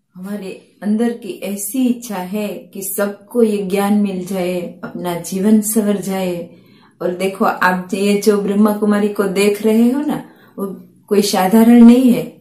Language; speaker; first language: Hindi; non-native, local second language; Gujarati